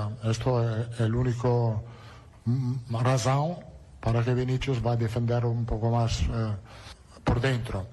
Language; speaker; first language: Portuguese; non-native, learner; Italian